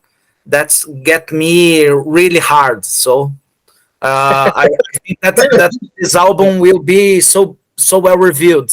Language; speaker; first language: English; non-native, fluent; Portuguese